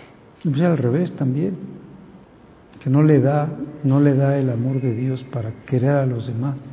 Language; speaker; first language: Spanish; native; Spanish